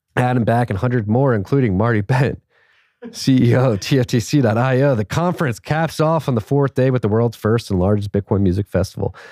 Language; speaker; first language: English; native; English